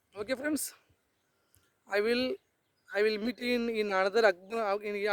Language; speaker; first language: English; non-native, learner; Tamil